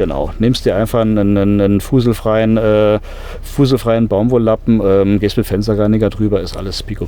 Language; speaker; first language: German; native; German